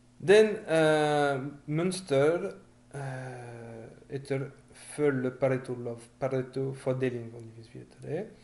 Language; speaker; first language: Norwegian; non-native, fluent; French